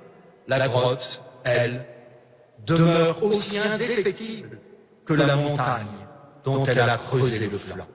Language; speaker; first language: French; native; French